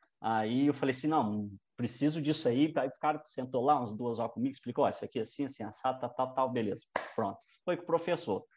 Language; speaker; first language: Portuguese; native; Portuguese